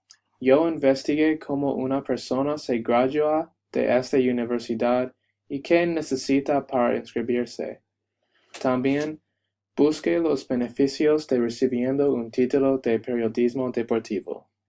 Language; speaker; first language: Spanish; non-native, learner; English